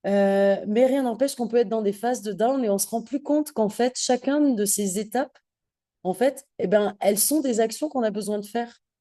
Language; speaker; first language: French; native; French